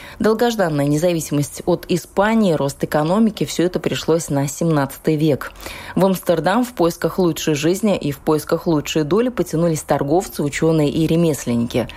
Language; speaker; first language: Russian; native; Russian